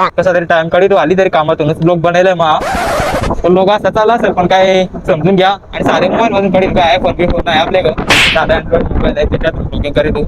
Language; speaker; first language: Marathi; non-native, local second language; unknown